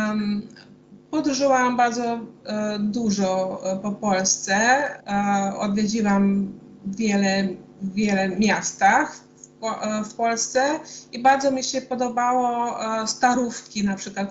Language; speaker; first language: Polish; non-native, fluent; Hungarian